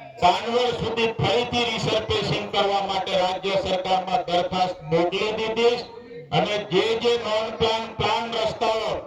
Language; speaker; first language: Gujarati; non-native, local second language; Rathawi